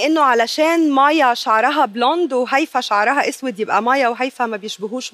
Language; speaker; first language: Arabic; native; Arabic